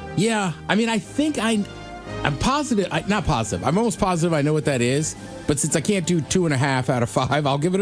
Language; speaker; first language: English; native; English